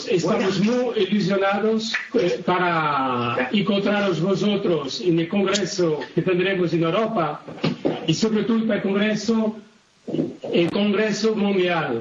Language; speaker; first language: Spanish; non-native, fluent; Italian